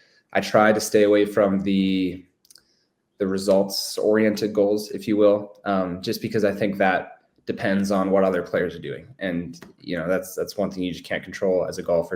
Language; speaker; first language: English; native; English